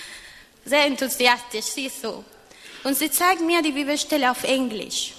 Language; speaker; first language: German; non-native, fluent; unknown